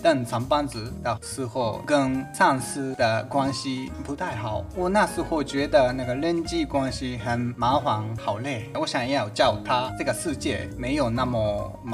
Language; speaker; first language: Chinese; non-native, learner; Japanese